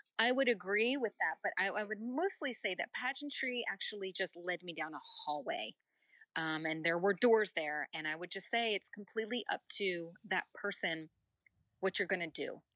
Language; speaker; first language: English; native; English